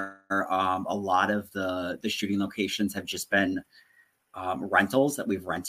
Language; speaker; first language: English; native; English